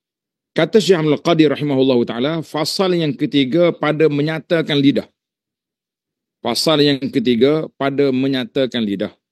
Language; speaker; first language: Malay; native; Malay